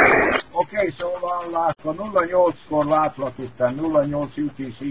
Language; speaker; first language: Hungarian; native; Hungarian